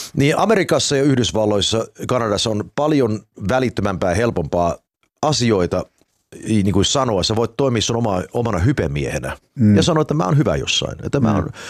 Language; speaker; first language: Finnish; early bilingual, heritage; Finnish